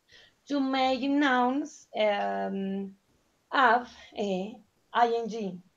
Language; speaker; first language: English; non-native, learner; Spanish